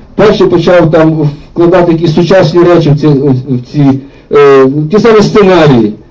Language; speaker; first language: Ukrainian; native; Ukrainian